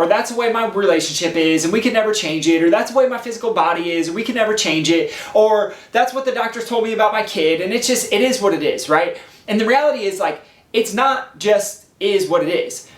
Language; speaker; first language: English; native; English